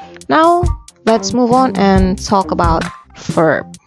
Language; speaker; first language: English; non-native, fluent; Indonesian